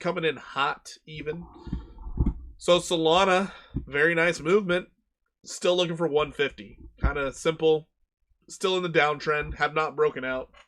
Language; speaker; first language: English; native; English